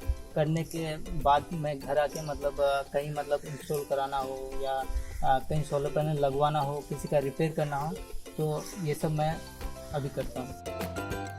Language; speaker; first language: Hindi; native; Hindi